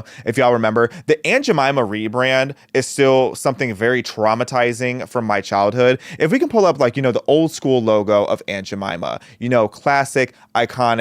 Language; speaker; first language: English; native; English